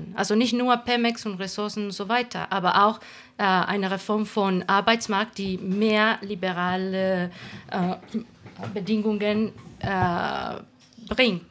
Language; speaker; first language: German; non-native, fluent; Spanish